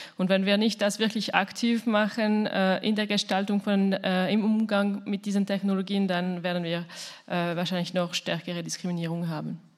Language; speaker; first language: German; non-native, fluent; French